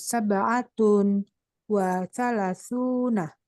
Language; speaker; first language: Arabic; non-native, learner; Indonesian